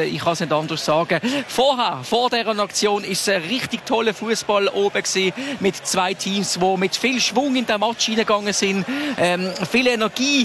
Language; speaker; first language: German; native; German